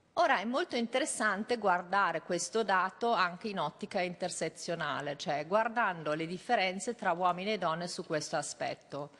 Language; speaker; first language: Italian; non-native, fluent; German